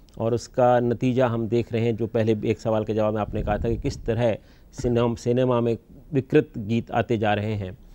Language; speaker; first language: Hindi; native; Hindi